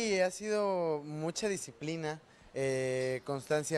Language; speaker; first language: Spanish; native; Spanish